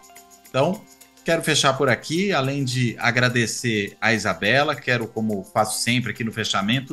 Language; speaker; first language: Portuguese; native; Portuguese